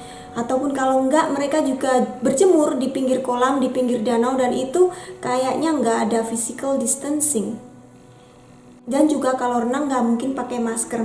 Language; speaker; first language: Indonesian; native; Indonesian